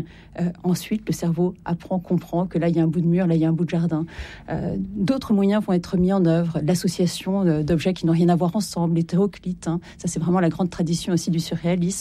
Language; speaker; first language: French; native; French